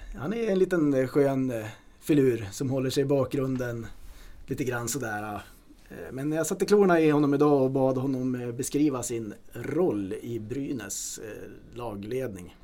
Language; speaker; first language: Swedish; native; Swedish